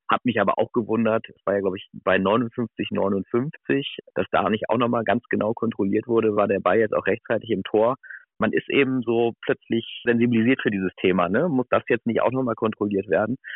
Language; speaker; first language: German; native; German